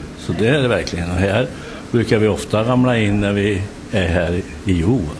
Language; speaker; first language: Swedish; native; Swedish